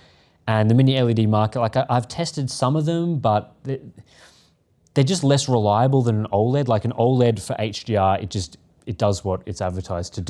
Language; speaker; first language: English; native; English